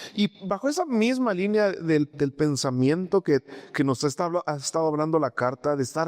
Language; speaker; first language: Spanish; native; Spanish